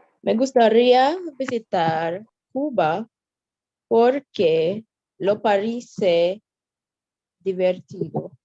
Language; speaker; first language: Spanish; non-native, learner; English